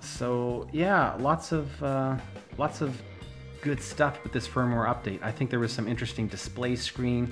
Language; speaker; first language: English; native; English